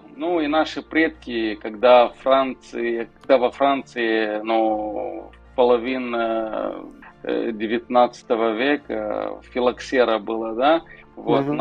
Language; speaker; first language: Russian; non-native, local second language; Romanian